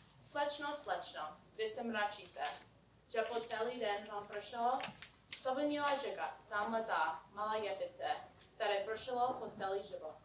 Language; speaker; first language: Czech; non-native, learner; English